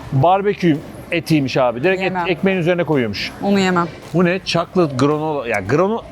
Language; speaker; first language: Turkish; native; Turkish